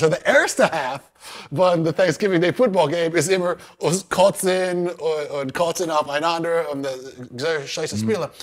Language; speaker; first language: German; non-native, learner; English